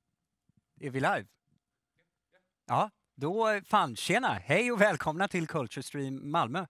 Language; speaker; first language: Swedish; native; Swedish